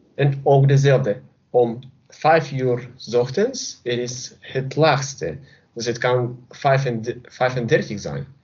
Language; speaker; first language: Dutch; non-native, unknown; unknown